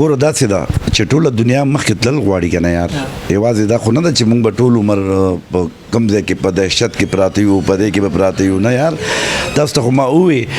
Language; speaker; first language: Pashto; native; Pashto